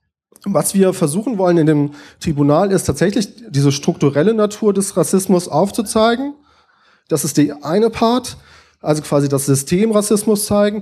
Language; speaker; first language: German; native; German